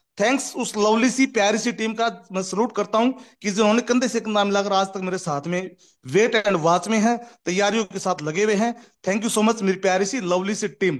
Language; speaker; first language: Hindi; native; Hindi